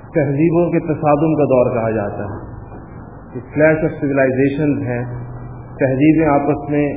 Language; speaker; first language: Urdu; non-native, local second language; Pashto